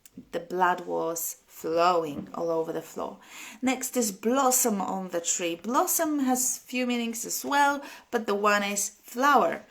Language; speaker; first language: English; non-native, fluent; Polish